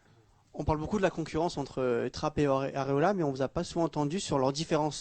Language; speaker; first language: French; native; French